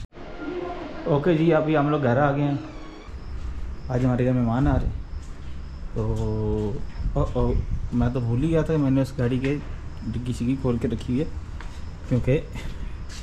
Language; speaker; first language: Urdu; native; Urdu